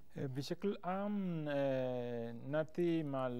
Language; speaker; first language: Arabic; non-native, learner; Spanish